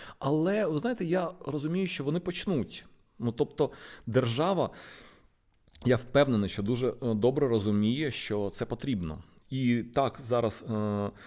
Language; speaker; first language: Ukrainian; non-native, local second language; Russian